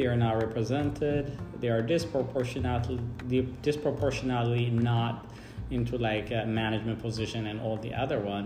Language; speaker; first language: English; non-native, fluent; Amharic